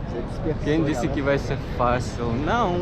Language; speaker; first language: Portuguese; non-native, fluent; Russian